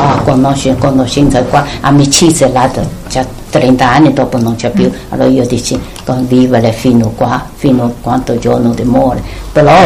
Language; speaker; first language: Italian; non-native, learner; Chinese